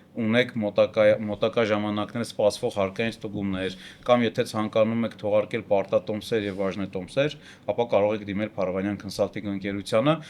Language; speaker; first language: Armenian; native; Armenian